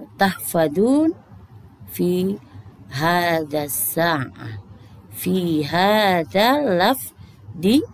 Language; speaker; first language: Arabic; non-native, fluent; Indonesian